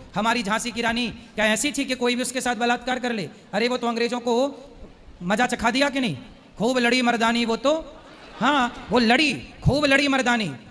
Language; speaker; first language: Hindi; native; Hindi